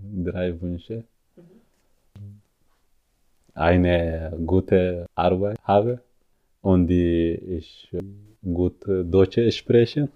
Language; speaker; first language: German; non-native, learner; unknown